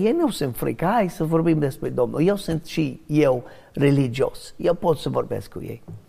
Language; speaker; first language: Romanian; non-native, learner; English